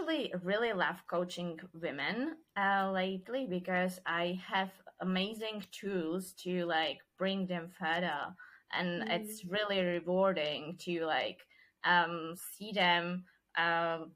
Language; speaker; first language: English; non-native, fluent; Czech